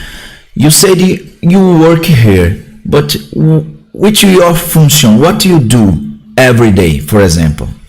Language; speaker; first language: English; non-native, learner; Portuguese